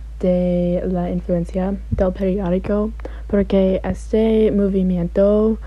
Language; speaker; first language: Spanish; non-native, learner; English